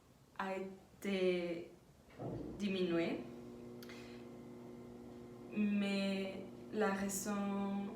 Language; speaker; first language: French; non-native, learner; Spanish